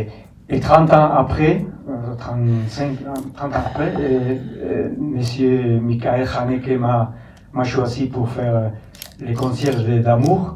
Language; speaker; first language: French; non-native, fluent; Basque